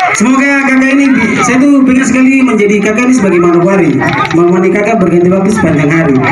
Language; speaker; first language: Indonesian; native; Indonesian